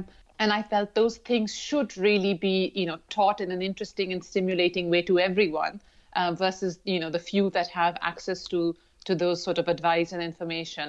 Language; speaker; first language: English; non-native, local second language; Urdu